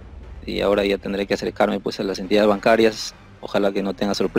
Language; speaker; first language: Spanish; native; Spanish